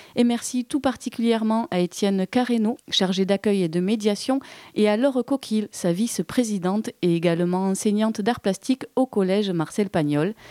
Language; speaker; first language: French; native; French